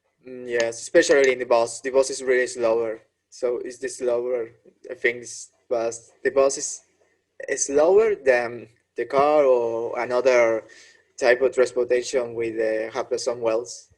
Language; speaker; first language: English; non-native, learner; Spanish